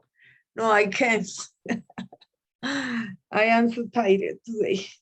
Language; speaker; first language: English; non-native, learner; Spanish